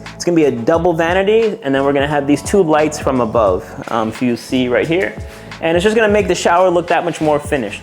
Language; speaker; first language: English; native; English